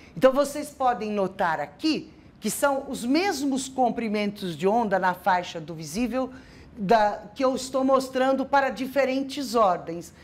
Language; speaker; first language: Portuguese; native; Portuguese